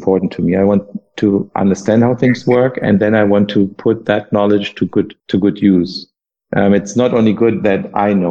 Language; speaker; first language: English; non-native, fluent; German